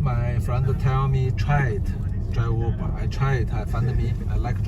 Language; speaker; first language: English; non-native, learner; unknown